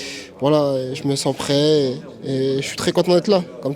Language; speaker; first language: French; native; French